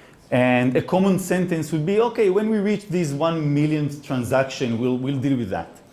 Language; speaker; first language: English; non-native, fluent; Hebrew